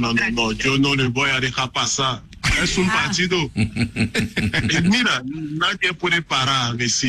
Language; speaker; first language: Spanish; non-native, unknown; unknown